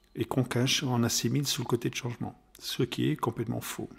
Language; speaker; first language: French; non-native, fluent; German